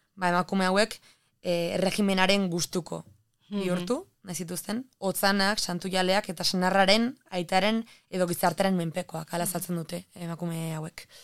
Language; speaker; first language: Basque; native; Basque